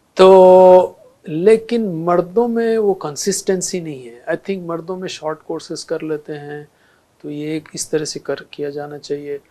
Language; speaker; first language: Urdu; native; Urdu